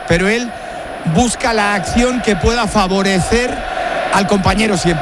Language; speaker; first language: Spanish; native; Spanish